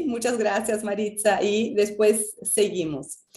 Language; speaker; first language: Spanish; non-native, fluent; Portuguese